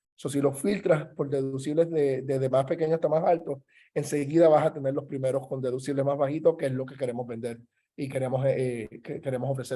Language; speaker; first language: Spanish; early bilingual, heritage; Spanish